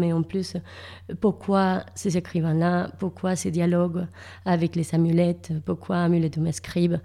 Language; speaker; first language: French; non-native, fluent; Spanish